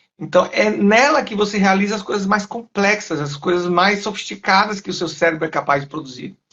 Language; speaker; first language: Portuguese; native; Portuguese